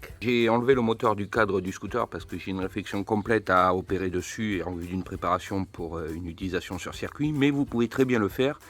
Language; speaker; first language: French; native; French